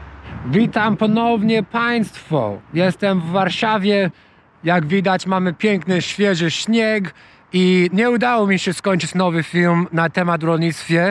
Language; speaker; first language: Polish; non-native, learner; English